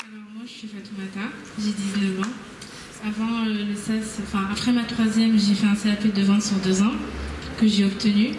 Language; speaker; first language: French; early bilingual, other home language; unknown